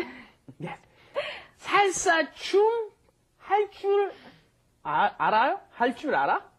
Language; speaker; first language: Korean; non-native, fluent; English